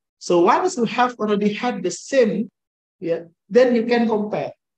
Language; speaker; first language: English; non-native, fluent; Indonesian